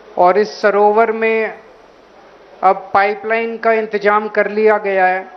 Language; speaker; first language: Hindi; native; Hindi